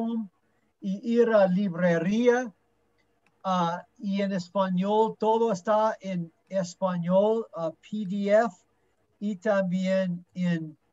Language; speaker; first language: Spanish; non-native, fluent; English